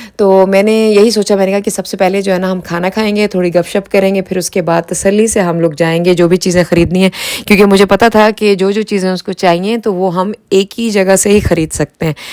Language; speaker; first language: Urdu; native; Urdu